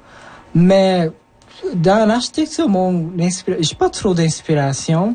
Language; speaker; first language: French; early bilingual, other home language; Japanese